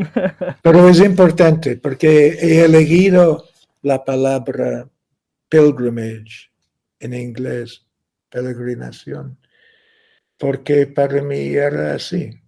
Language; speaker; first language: Spanish; non-native, fluent; English